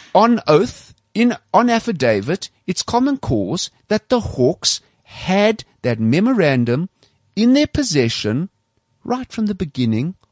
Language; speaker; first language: English; native; English